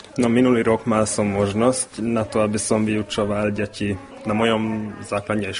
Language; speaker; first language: Slovak; non-native, local second language; Hungarian